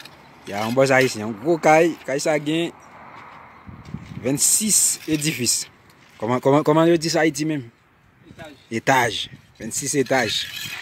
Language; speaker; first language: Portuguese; non-native, learner; Haitian Creole